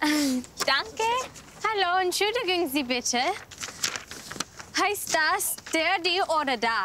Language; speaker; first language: German; non-native, learner; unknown